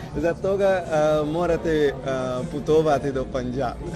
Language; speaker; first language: Croatian; non-native, learner; Punjabi